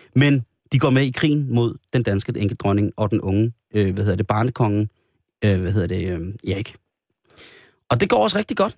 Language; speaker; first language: Danish; native; Danish